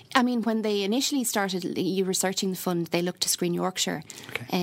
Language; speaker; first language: English; native; English